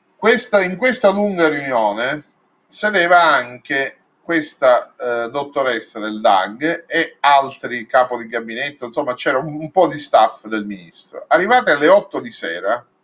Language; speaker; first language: Italian; native; Italian